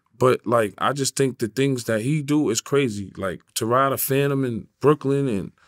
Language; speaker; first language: English; native; English